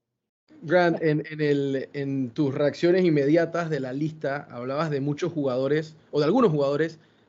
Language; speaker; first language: Spanish; native; Spanish